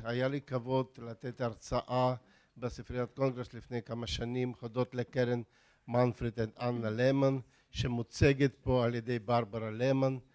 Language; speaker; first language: Hebrew; non-native, fluent; Russian